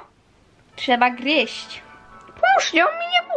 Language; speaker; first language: Polish; early bilingual, heritage; Polish